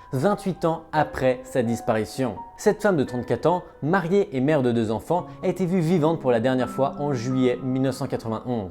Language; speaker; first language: French; native; French